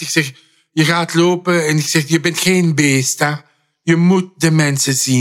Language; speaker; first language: Dutch; non-native, fluent; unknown